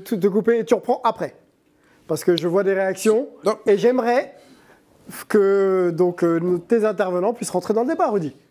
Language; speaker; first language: French; native; French